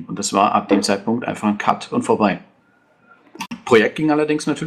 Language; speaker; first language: German; native; German